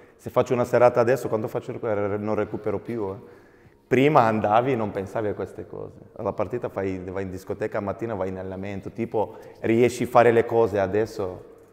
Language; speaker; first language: Italian; non-native, fluent; Macedonian